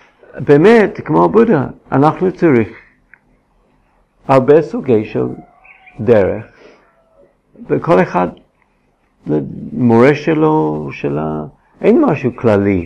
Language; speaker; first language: Hebrew; non-native, fluent; English